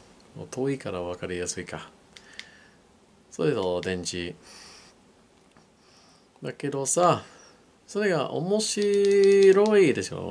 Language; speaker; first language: Japanese; non-native, learner; English